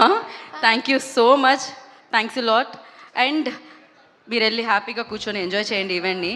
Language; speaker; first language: Telugu; native; Telugu